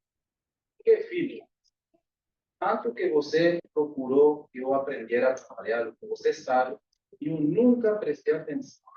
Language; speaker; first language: Portuguese; non-native, learner; Spanish